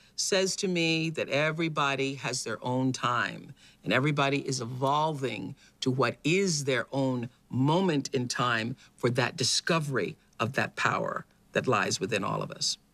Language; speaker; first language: English; native; English